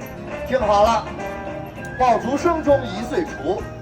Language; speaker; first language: Chinese; native; Chinese